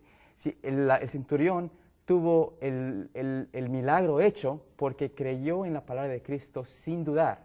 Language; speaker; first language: Spanish; native; Spanish